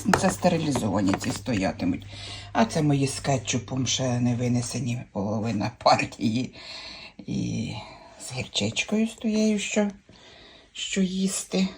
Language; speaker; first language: Ukrainian; native; Ukrainian